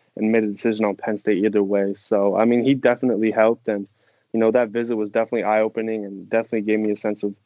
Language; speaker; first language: English; non-native, fluent; French